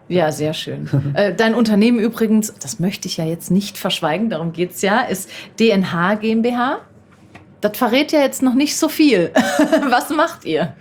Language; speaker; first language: German; native; German